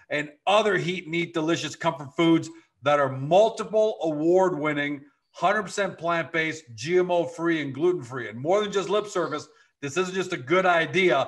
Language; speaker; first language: English; native; English